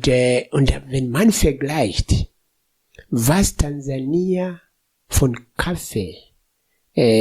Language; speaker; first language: German; non-native, fluent; Swahili